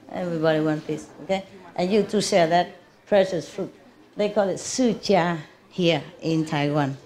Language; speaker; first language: English; non-native, fluent; Vietnamese